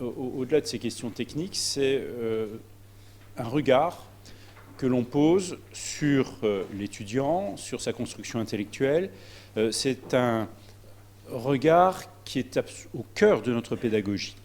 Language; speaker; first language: French; native; French